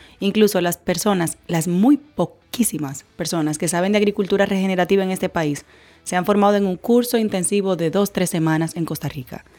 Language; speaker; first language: Spanish; native; Spanish